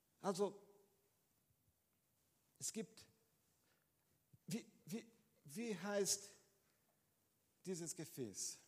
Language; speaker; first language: German; non-native, fluent; Portuguese